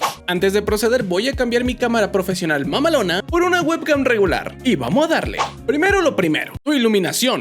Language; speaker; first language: Spanish; native; Spanish